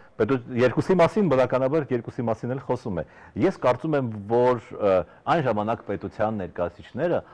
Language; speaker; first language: Armenian; native; Armenian